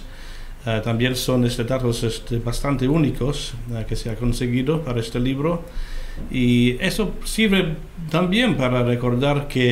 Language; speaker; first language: Spanish; non-native, fluent; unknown